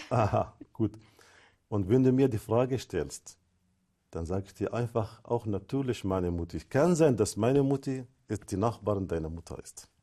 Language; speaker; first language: German; non-native, fluent; Arabic